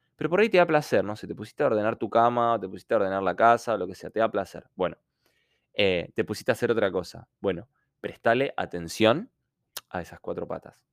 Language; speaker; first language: Spanish; non-native, fluent; Ukrainian